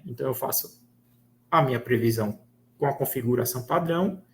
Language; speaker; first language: Portuguese; native; Portuguese